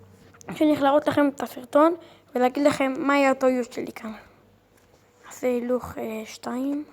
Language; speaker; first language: Hebrew; native; Hebrew